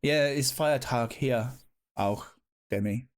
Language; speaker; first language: German; non-native, learner; English